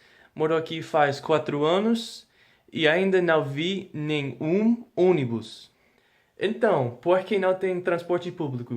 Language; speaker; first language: Portuguese; non-native, fluent; English